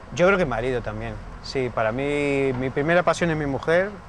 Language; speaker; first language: Spanish; native; Spanish